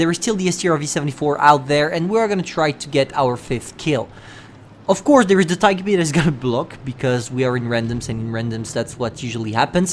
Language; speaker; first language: English; non-native, fluent; French